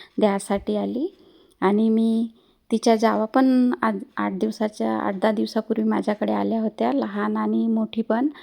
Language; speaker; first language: Marathi; non-native, local second language; Hindi